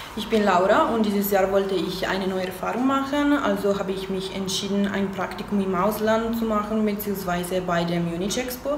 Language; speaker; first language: German; non-native, fluent; Italian